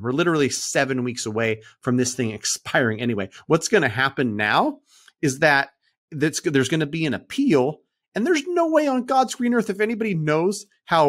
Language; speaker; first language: English; native; English